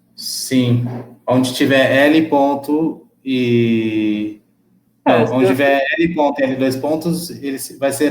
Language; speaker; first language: Portuguese; native; Portuguese